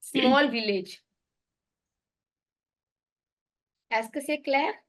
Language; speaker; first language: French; non-native, fluent; Punjabi